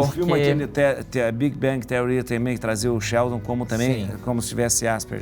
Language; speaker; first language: Portuguese; native; Portuguese